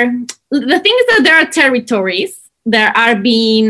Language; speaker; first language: English; non-native, fluent; Spanish